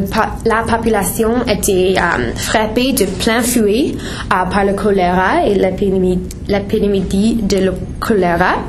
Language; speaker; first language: French; non-native, fluent; English